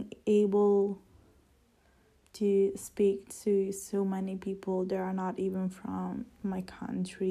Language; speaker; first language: English; non-native, fluent; Italian